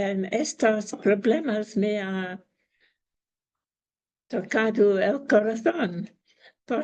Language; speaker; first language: Spanish; non-native, learner; English